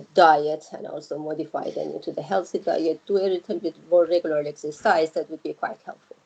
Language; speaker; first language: English; non-native, fluent; Persian